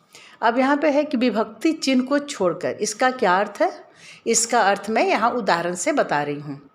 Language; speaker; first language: Hindi; native; Hindi